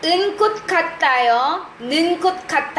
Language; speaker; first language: Korean; non-native, fluent; Iloko